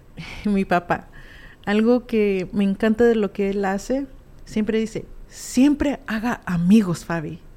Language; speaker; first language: Spanish; early bilingual, heritage; Spanish